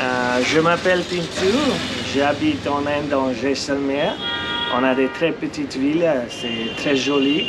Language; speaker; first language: French; non-native, fluent; Hindi